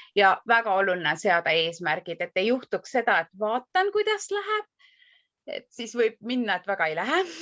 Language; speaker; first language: Estonian; native; Estonian